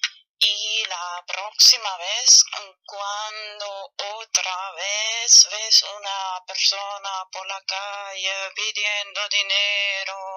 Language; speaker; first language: Spanish; non-native, fluent; German